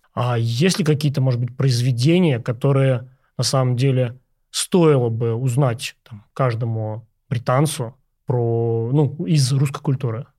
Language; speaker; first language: Russian; native; Russian